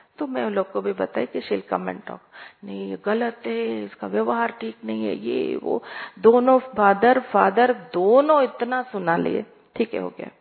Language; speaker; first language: Hindi; native; Hindi